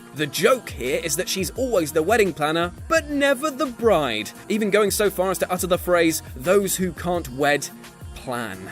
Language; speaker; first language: English; native; English